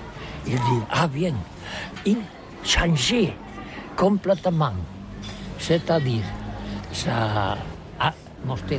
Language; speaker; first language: French; non-native, learner; Catalan